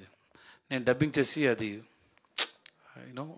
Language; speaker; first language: Telugu; non-native, learner; Tamil